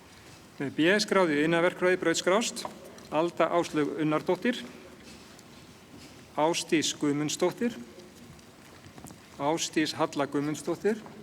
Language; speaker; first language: Icelandic; native; Icelandic